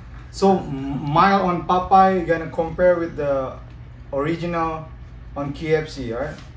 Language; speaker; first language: English; non-native, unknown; Indonesian